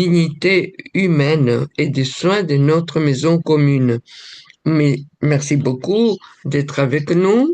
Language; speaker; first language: French; non-native, fluent; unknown